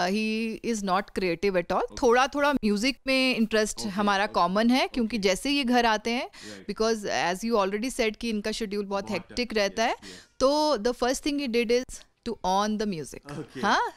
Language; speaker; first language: Hindi; native; Hindi